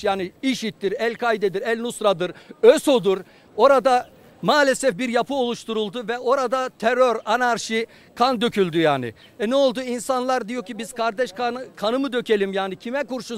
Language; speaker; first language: Turkish; native; Turkish